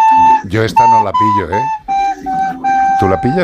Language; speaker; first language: Spanish; native; Spanish